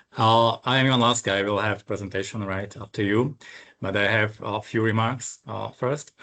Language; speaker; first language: English; non-native, fluent; Slovak